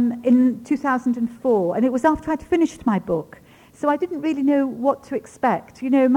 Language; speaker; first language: English; non-native, local second language; Ukrainian